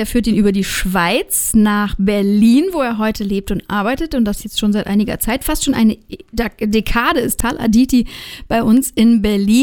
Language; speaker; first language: German; native; German